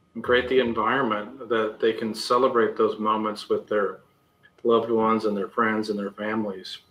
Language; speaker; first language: English; native; English